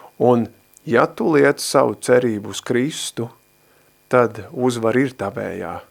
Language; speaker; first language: Latvian; native; Latvian